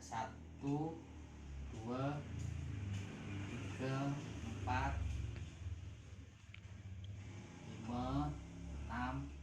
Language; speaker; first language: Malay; non-native, local second language; Javanese